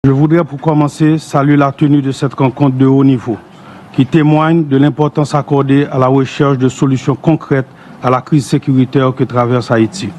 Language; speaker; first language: French; non-native, local second language; Haitian Creole